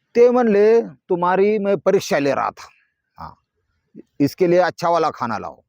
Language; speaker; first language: Hindi; non-native, local second language; Marathi